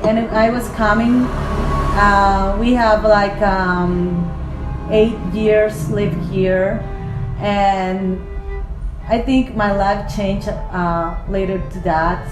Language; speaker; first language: English; non-native, learner; Spanish